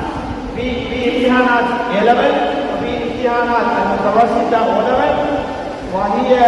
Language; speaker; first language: Arabic; non-native, learner; Tamil